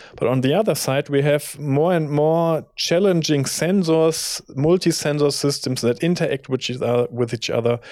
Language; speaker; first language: English; non-native, fluent; German